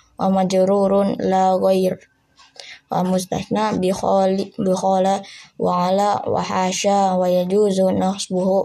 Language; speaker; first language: Arabic; non-native, learner; Indonesian